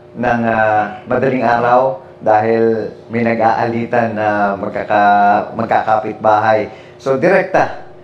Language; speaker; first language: Filipino; native; Filipino